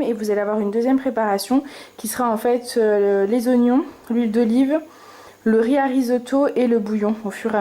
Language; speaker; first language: French; native; French